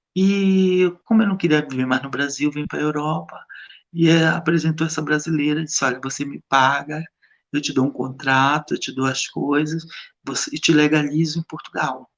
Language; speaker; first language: Portuguese; native; Portuguese